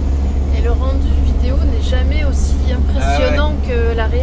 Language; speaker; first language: French; native; French